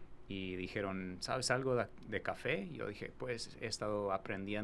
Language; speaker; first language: Spanish; non-native, fluent; English